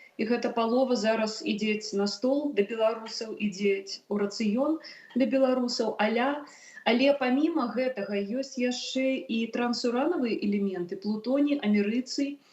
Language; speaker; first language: Belarusian; non-native, local second language; Russian